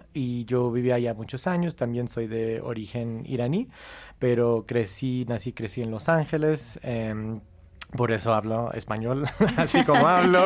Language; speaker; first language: Spanish; non-native, fluent; English